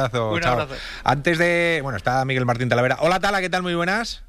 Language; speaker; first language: Spanish; native; Spanish